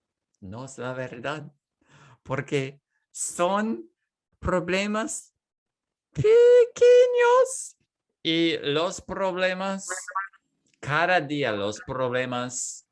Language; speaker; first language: Spanish; non-native, fluent; English